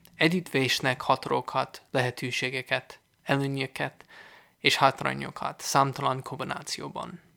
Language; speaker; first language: Hungarian; non-native, fluent; English